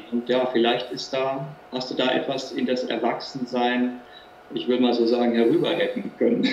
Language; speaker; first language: German; native; German